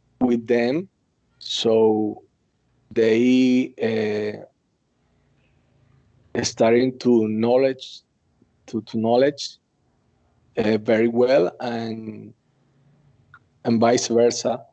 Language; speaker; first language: English; non-native, learner; Spanish